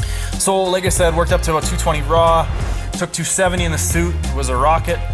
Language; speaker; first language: English; native; English